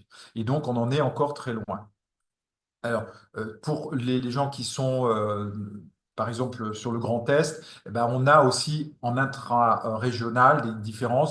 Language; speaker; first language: French; native; French